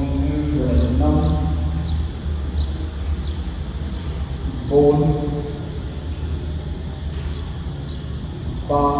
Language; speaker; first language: Vietnamese; non-native, learner; Hindi